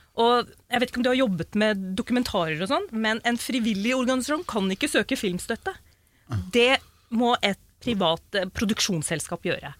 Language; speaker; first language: Norwegian; early bilingual, other home language; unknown